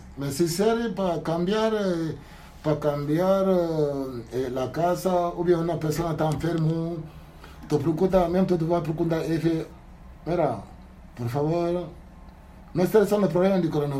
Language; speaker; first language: Spanish; non-native, learner; Wolof